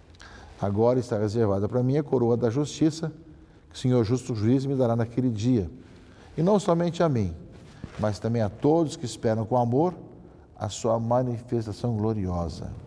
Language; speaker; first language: Portuguese; native; Portuguese